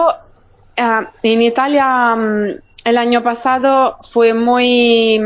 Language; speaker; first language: Spanish; non-native, fluent; Italian